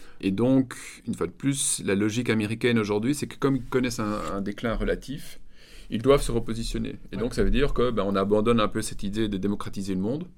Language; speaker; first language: French; native; French